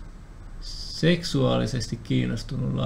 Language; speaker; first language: Finnish; native; Finnish